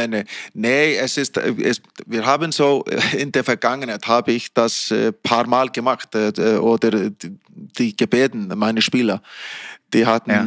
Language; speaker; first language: German; non-native, fluent; Icelandic